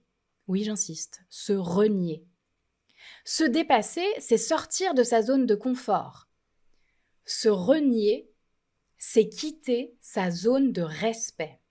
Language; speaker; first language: French; native; French